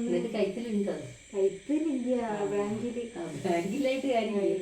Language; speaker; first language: Malayalam; native; Malayalam